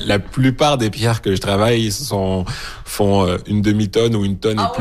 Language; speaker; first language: French; native; French